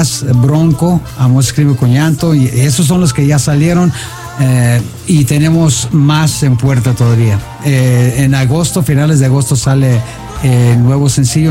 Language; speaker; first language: Spanish; early bilingual, heritage; Spanish